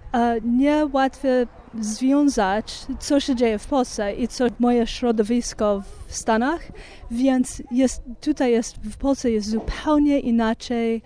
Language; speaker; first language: Polish; non-native, fluent; English